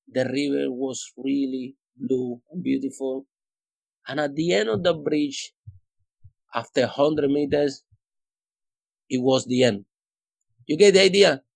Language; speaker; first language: English; non-native, fluent; Spanish